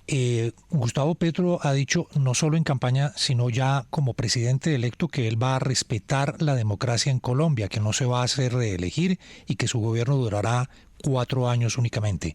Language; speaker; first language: Spanish; native; Spanish